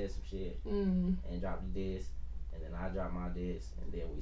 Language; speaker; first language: English; native; English